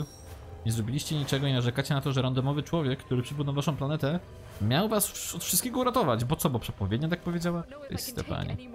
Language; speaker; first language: Polish; native; Polish